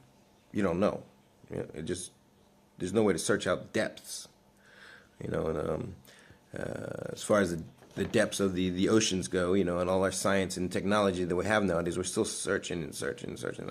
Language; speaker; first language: English; native; English